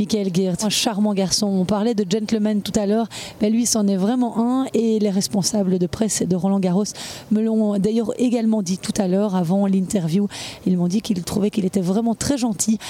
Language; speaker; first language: French; native; French